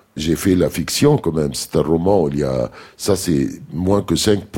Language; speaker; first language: French; non-native, fluent; Arabic